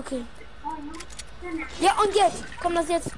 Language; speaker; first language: German; early bilingual, other home language; Turkish